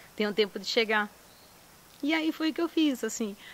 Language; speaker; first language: Portuguese; native; Portuguese